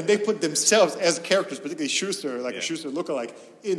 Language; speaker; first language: English; non-native, fluent; Hebrew